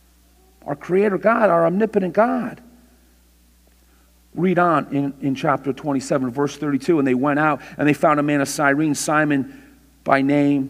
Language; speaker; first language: English; native; English